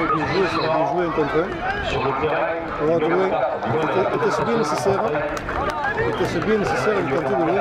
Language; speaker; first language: French; native; French